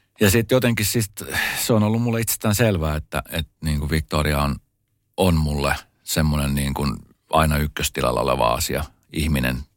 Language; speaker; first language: Finnish; native; Finnish